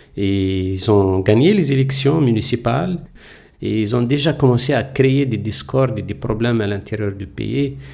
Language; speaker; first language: French; non-native, local second language; Kabyle